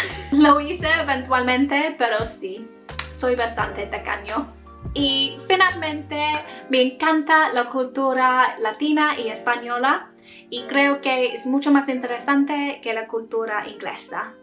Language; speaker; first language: Spanish; non-native, learner; English